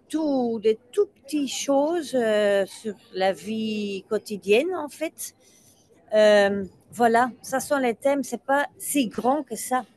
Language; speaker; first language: French; non-native, local second language; Dutch